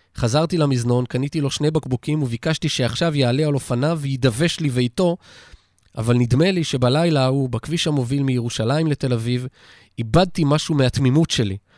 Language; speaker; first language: Hebrew; native; Hebrew